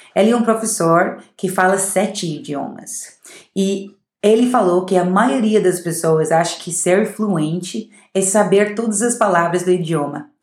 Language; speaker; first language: Portuguese; non-native, fluent; English